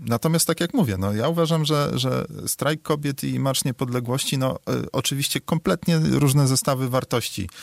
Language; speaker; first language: Polish; native; Polish